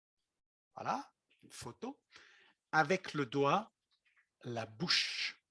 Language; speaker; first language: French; non-native, fluent; English